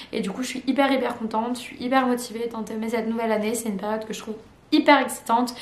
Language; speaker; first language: French; native; French